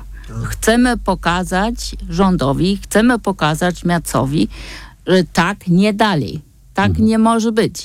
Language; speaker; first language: Polish; non-native, fluent; German